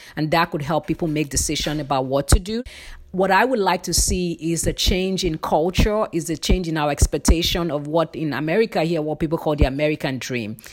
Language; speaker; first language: English; non-native, local second language; Yoruba